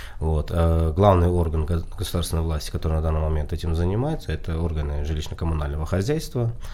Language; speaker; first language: Russian; non-native, local second language; Tajik